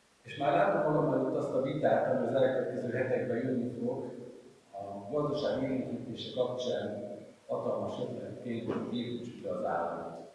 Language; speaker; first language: Hungarian; native; Hungarian